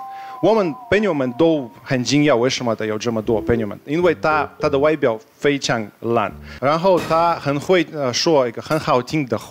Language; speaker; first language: Chinese; non-native, fluent; Russian